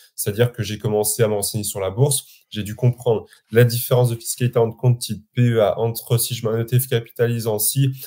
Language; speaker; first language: French; native; French